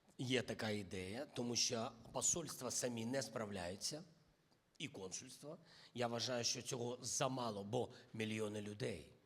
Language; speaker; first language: Ukrainian; non-native, local second language; Russian